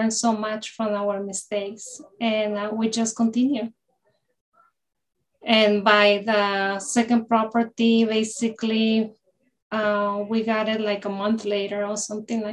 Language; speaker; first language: English; early bilingual, other home language; Spanish